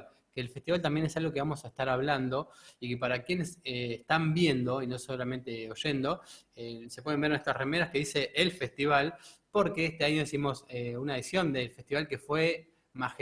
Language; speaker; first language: Spanish; native; Spanish